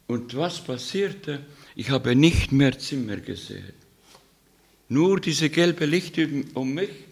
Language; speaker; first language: German; non-native, learner; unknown